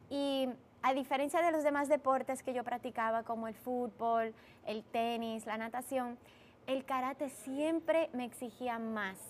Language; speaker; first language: Spanish; early bilingual, other home language; Bulgarian